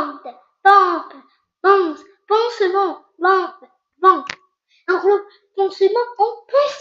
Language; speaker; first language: French; non-native, local second language; Arabic